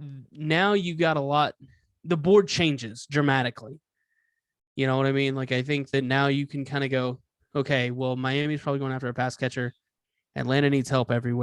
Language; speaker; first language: English; native; English